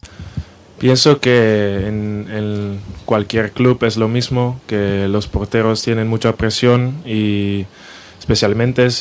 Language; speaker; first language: Spanish; non-native, learner; Dutch